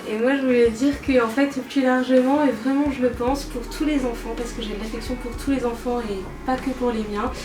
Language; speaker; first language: French; native; French